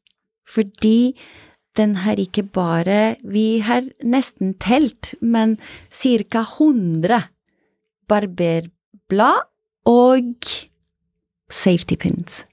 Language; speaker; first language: Norwegian; non-native, fluent; Italian